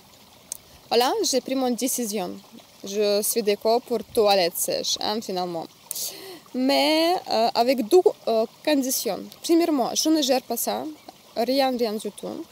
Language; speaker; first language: French; non-native, learner; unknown